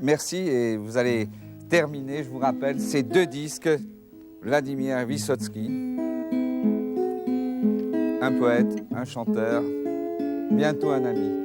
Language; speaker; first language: French; native; French